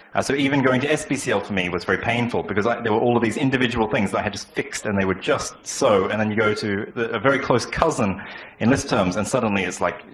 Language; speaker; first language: English; native; English